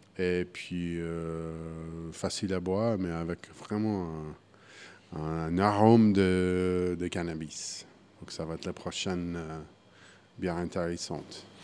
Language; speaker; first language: French; non-native, fluent; English